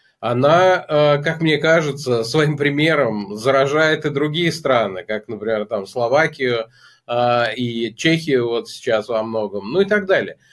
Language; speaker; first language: Russian; native; Russian